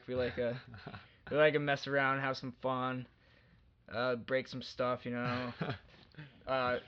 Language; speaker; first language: English; native; English